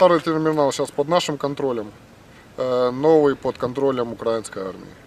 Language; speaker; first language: Russian; native; Russian